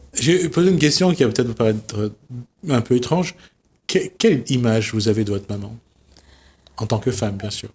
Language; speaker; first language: French; native; French